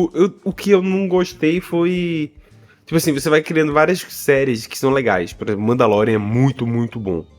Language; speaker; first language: Portuguese; native; Portuguese